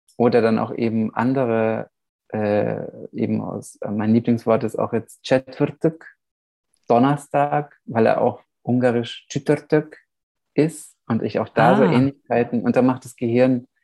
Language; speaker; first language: German; native; German